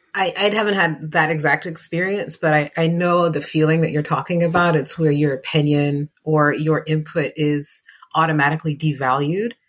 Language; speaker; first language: English; native; English